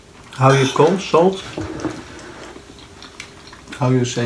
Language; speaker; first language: English; non-native, learner; Dutch